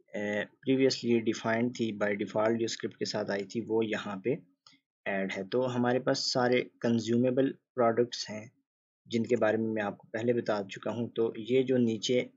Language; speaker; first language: Urdu; native; Urdu